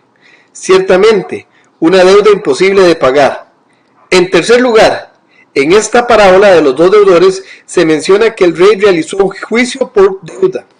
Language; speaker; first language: Spanish; native; Spanish